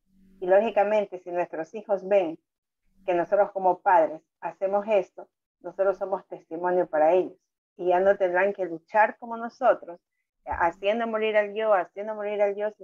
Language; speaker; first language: Spanish; native; Spanish